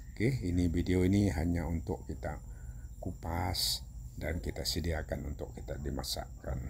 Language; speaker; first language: Malay; non-native, local second language; Iban